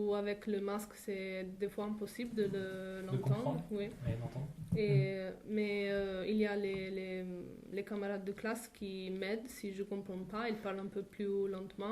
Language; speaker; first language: French; non-native, fluent; Italian